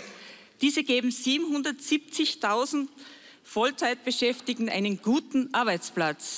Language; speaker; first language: German; native; German